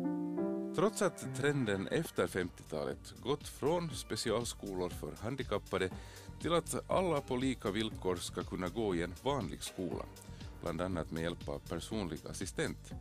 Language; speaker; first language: Swedish; native; Swedish